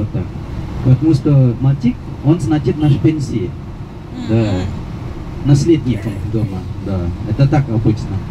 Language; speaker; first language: Russian; non-native, fluent; Balinese